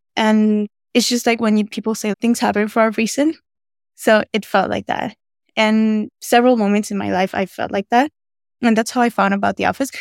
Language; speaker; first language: English; non-native, fluent; Spanish